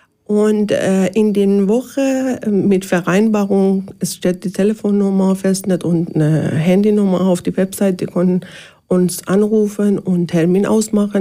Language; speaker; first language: German; non-native, learner; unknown